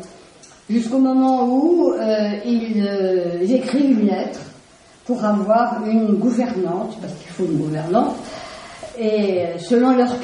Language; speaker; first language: French; native; French